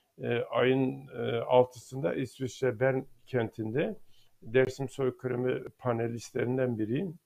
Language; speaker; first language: Turkish; non-native, local second language; Zaza